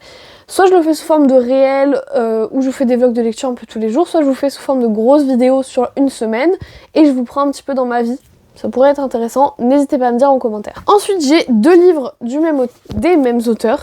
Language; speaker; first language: French; native; French